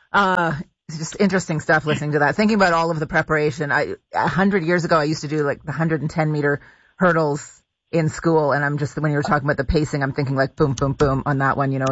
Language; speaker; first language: English; native; English